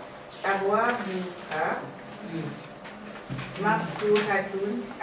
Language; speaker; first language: Arabic; non-native, learner; Malay